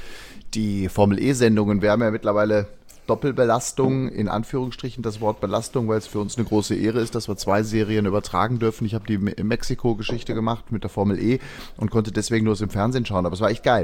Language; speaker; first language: German; native; German